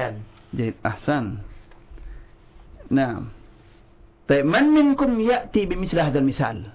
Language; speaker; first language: Arabic; non-native, fluent; Indonesian